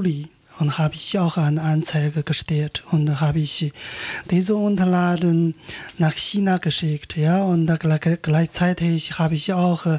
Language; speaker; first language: German; non-native, learner; Chinese